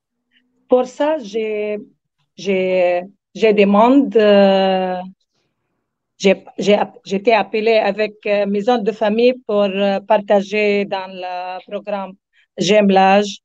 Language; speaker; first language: French; non-native, learner; Arabic